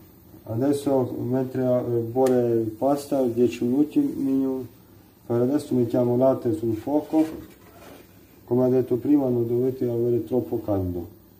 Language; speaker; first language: Italian; non-native, learner; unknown